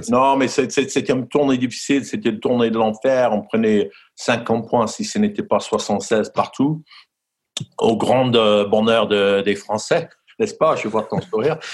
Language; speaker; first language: French; non-native, fluent; English